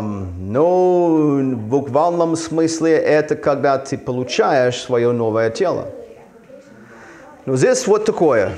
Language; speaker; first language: Russian; non-native, fluent; English